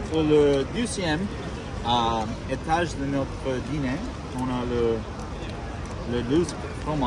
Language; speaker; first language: French; non-native, learner; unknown